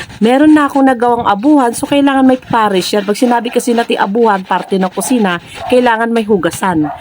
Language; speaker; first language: Filipino; non-native, local second language; Cebuano